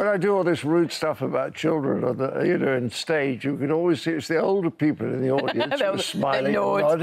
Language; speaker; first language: English; native; English